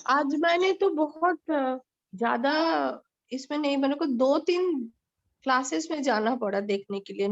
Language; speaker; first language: Hindi; non-native, local second language; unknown